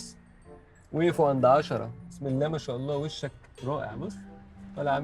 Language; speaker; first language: Arabic; native; Arabic